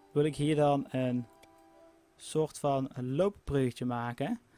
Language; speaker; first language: Dutch; native; Dutch